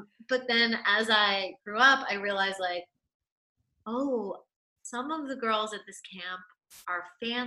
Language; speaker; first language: English; native; English